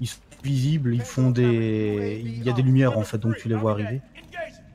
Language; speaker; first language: French; native; French